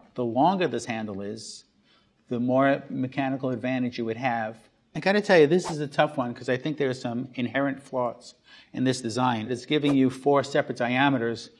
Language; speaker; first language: English; native; English